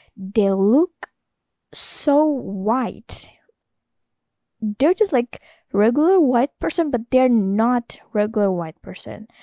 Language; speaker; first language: English; non-native, learner; Indonesian